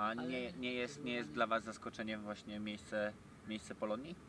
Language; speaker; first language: Polish; native; Polish